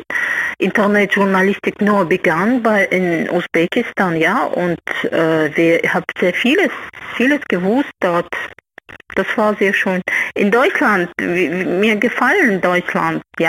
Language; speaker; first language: German; non-native, learner; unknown